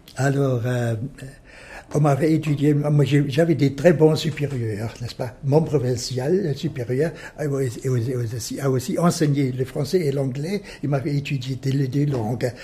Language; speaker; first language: French; non-native, fluent; German